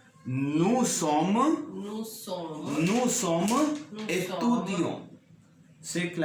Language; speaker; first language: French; non-native, learner; Hindi